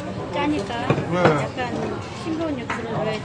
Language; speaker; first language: Korean; native; Korean